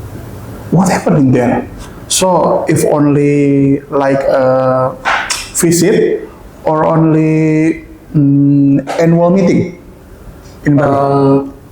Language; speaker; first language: English; non-native, local second language; Indonesian